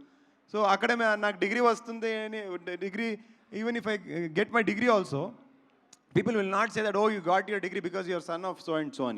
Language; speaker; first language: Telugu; non-native, local second language; Kannada